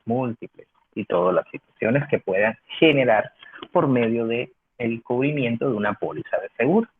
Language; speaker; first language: Spanish; native; Spanish